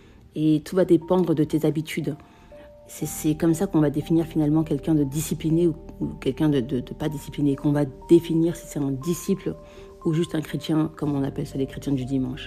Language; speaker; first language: French; native; French